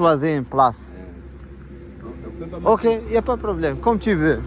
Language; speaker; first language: French; non-native, learner; Arabic